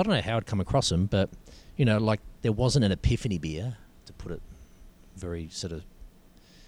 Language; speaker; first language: English; native; English